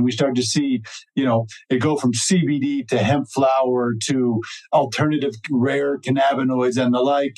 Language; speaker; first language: English; native; English